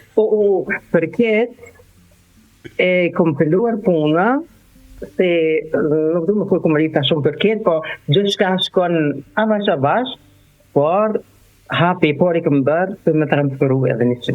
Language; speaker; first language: Albanian; non-native, learner; German